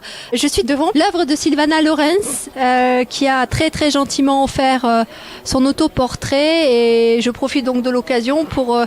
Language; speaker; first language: French; native; French